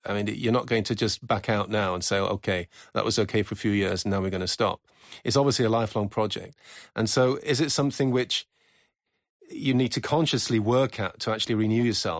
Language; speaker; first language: English; native; English